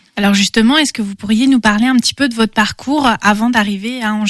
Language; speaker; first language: French; native; French